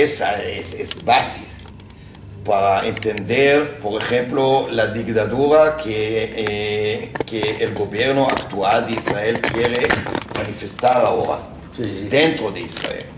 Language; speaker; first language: Spanish; non-native, fluent; Hebrew